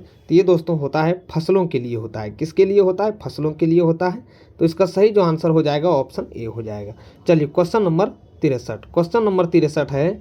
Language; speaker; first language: Hindi; native; Hindi